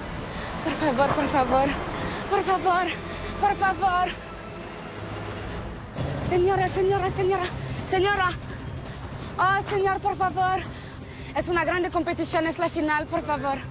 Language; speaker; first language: Spanish; non-native, learner; French